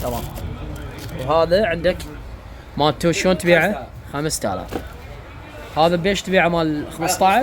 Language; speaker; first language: Arabic; native; Arabic